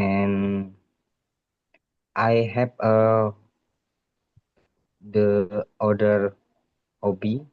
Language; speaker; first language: English; non-native, learner; Indonesian